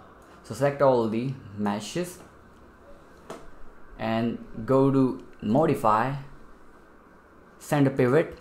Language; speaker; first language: English; non-native, fluent; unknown